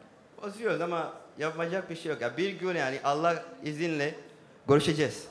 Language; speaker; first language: Turkish; non-native, learner; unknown